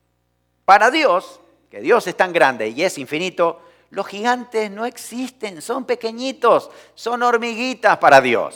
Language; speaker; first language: Spanish; native; Spanish